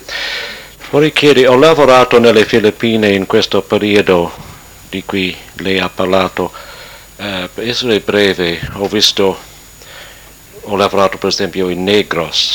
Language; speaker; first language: Italian; non-native, learner; English